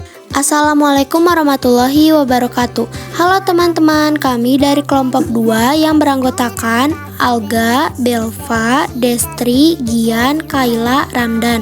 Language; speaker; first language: Indonesian; native; Indonesian